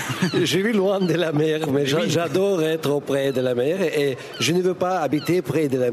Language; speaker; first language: French; non-native, fluent; Russian